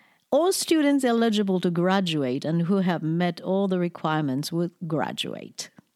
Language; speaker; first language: English; non-native, fluent; Japanese